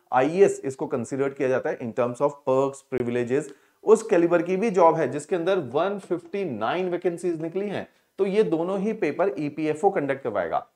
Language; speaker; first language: Hindi; non-native, local second language; Punjabi